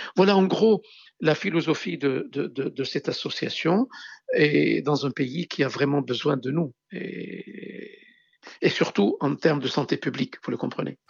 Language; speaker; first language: French; non-native, local second language; Arabic